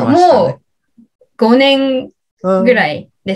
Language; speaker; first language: Japanese; non-native, learner; English